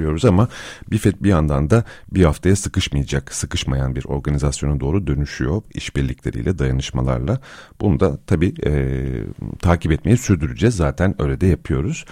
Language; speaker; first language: Turkish; native; Turkish